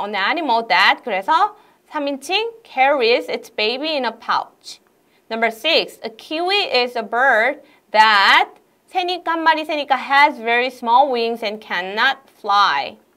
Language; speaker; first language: English; non-native, fluent; Korean